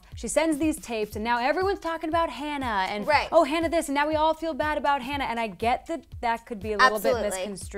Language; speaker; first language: English; native; English